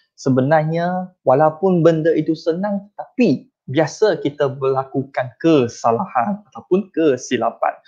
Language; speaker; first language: Malay; non-native, local second language; Chinese